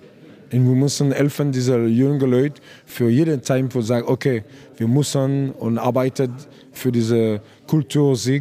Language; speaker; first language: German; non-native, learner; French